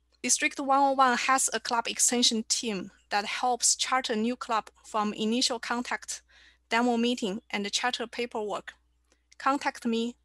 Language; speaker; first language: English; non-native, fluent; Chinese